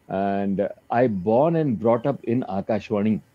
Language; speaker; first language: Hindi; native; Hindi